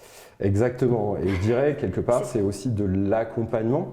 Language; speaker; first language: French; native; French